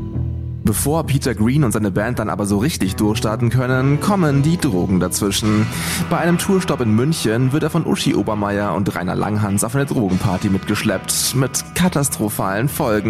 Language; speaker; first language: German; native; German